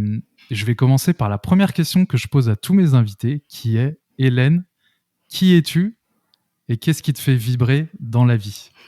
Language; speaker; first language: French; native; French